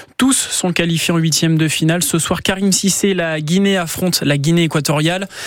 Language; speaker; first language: French; native; French